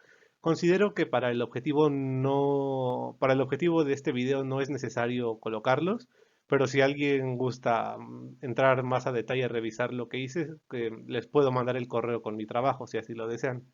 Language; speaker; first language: Spanish; native; Spanish